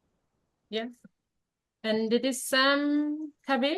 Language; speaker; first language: English; non-native, learner; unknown